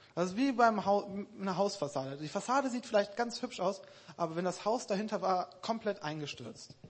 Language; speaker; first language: German; native; German